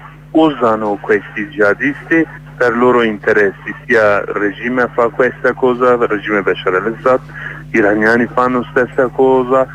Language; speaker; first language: Italian; non-native, learner; Kurdish